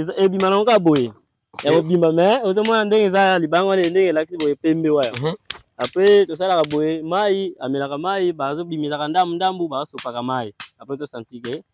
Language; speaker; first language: Lingala; non-native, local second language; Kongo